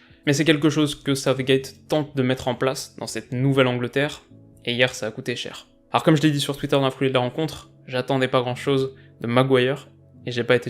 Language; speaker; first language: French; native; French